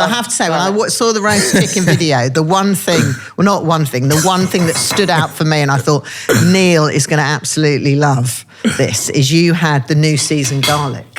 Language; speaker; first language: English; native; English